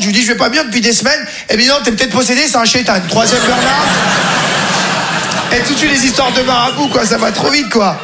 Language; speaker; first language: French; native; French